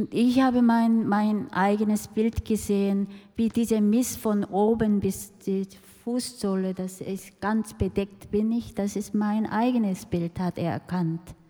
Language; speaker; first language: German; non-native, fluent; Korean